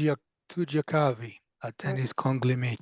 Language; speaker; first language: Italian; non-native, learner; English